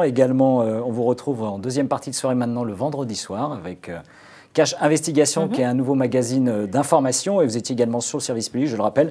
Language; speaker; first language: French; native; French